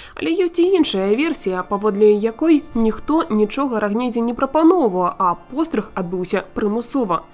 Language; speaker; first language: Belarusian; native; Belarusian